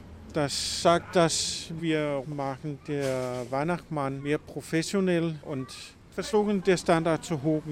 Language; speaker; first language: German; non-native, learner; Danish